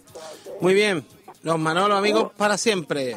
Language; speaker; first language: Spanish; native; Spanish